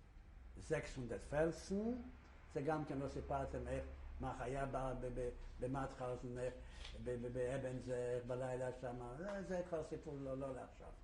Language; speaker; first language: Hebrew; non-native, fluent; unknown